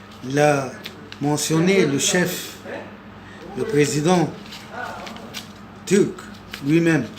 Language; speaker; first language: French; non-native, local second language; Arabic